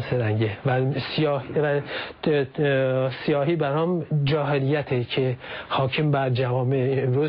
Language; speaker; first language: Persian; native; Persian